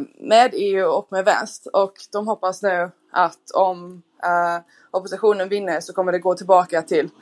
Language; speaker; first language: Swedish; non-native, fluent; English